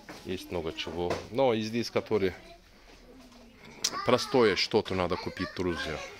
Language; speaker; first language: Russian; non-native, learner; Turkish